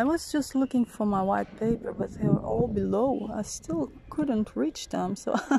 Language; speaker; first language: English; non-native, fluent; Dutch